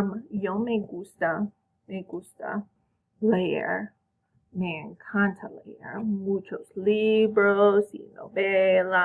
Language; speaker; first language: Spanish; non-native, fluent; English